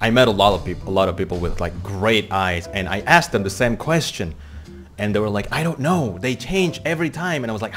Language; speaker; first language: English; non-native, fluent; Indonesian